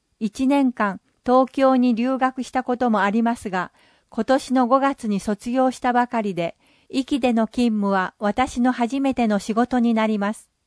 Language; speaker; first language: Japanese; non-native, fluent; English